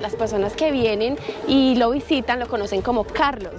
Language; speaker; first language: Spanish; native; Spanish